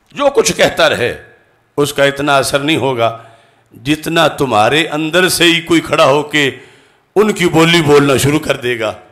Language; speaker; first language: Urdu; non-native, local second language; Punjabi